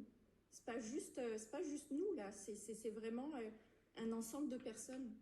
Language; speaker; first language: French; native; French